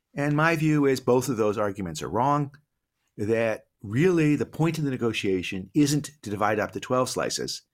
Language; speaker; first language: English; native; English